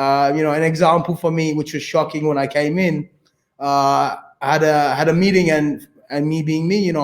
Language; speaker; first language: English; early bilingual, other home language; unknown